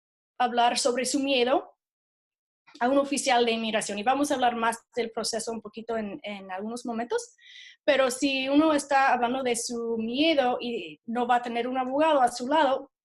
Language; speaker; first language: Spanish; non-native, fluent; English